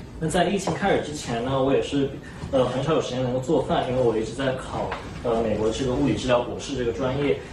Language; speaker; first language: Chinese; native; Chinese